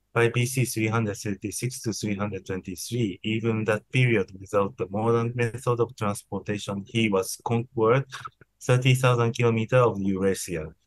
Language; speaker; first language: English; non-native, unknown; Japanese